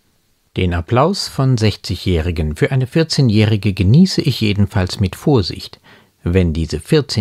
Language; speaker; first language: German; native; German